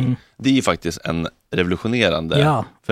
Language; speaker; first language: Swedish; native; Swedish